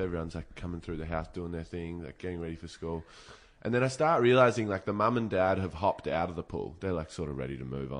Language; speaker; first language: English; native; English